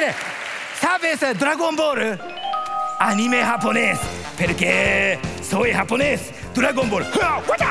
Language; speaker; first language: Spanish; non-native, learner; Japanese